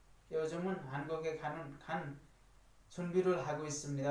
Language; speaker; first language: Korean; non-native, learner; Nepali